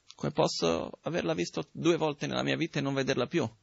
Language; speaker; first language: Italian; non-native, fluent; Portuguese